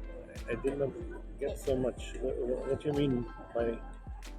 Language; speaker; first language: English; non-native, learner; German